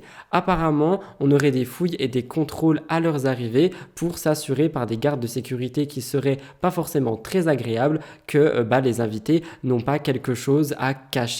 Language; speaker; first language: French; native; French